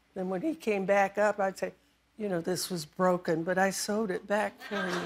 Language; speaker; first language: English; native; English